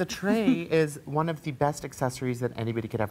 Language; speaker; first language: English; native; English